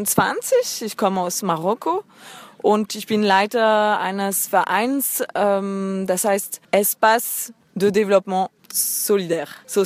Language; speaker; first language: German; non-native, fluent; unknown